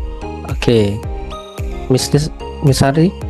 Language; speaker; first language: English; non-native, learner; Indonesian